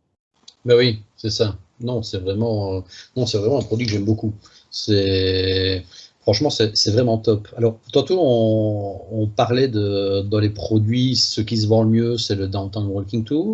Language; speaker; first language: French; native; French